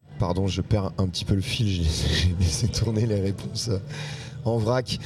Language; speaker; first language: French; native; French